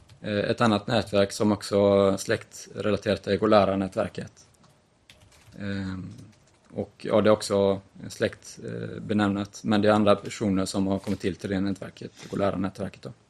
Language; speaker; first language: Swedish; native; Swedish